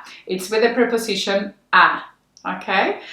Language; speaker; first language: English; non-native, fluent; Spanish